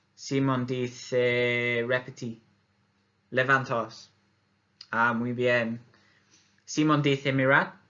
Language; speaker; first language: Spanish; non-native, learner; English